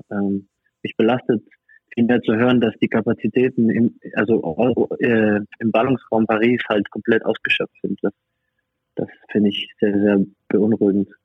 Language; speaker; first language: German; non-native, fluent; French